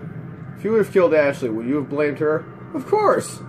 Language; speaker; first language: English; native; English